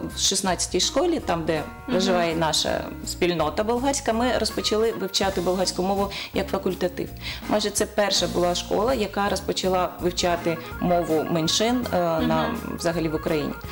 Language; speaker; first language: Ukrainian; non-native, local second language; Bulgarian